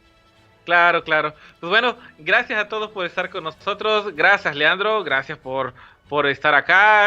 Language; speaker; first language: Spanish; native; Spanish